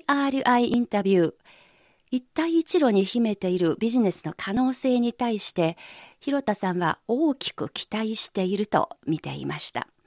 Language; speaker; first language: Japanese; non-native, fluent; Chinese